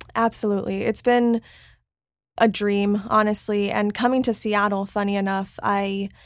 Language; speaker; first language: English; native; English